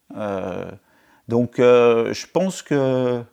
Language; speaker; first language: French; native; French